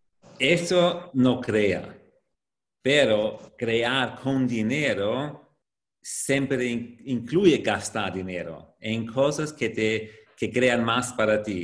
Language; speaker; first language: Spanish; non-native, fluent; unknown